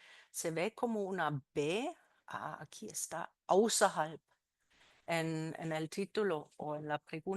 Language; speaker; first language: Spanish; non-native, fluent; German